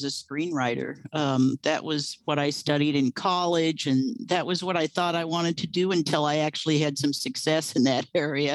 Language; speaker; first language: English; native; English